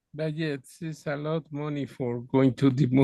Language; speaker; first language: English; non-native, learner; Spanish